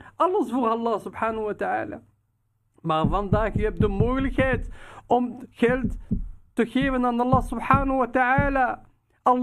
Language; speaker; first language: Dutch; non-native, fluent; Riffian